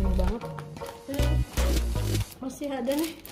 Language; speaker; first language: Indonesian; native; Indonesian